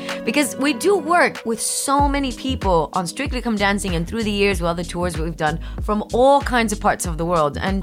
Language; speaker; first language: English; early bilingual, other home language; Spanish